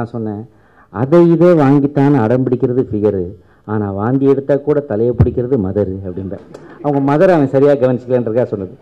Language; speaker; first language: Tamil; native; Tamil